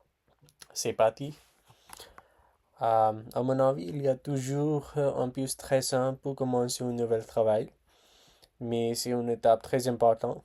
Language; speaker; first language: French; non-native, learner; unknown